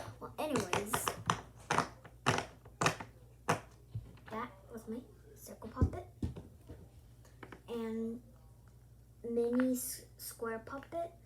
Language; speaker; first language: English; early bilingual, other home language; Korean